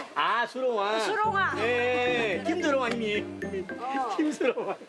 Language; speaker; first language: Korean; non-native, fluent; Bangla